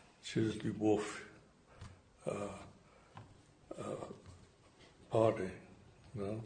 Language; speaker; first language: Russian; non-native, fluent; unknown